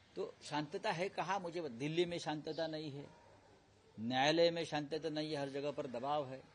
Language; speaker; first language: Hindi; non-native, local second language; Marathi